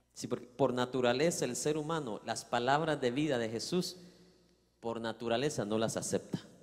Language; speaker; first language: Spanish; native; Spanish